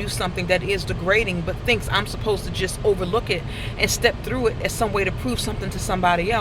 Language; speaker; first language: English; native; English